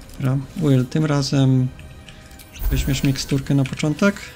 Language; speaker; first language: Polish; native; Polish